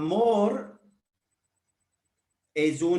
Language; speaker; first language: Spanish; non-native, fluent; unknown